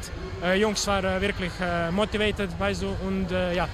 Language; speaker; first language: German; non-native, learner; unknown